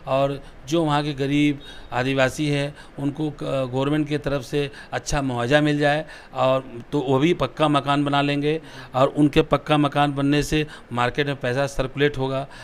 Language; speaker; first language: Hindi; native; Hindi